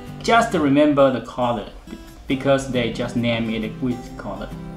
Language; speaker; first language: English; non-native, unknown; Chinese